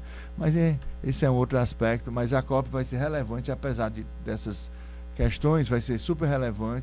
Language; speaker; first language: Portuguese; native; Portuguese